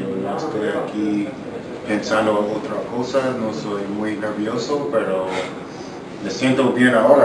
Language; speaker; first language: Spanish; non-native, learner; English